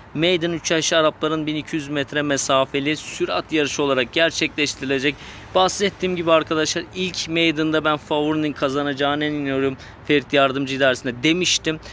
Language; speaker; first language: Turkish; native; Turkish